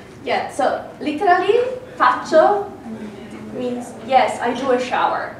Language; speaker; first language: English; non-native, fluent; Italian